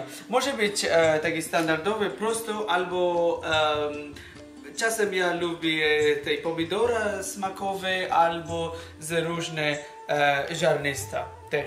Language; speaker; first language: Polish; non-native, learner; Bangla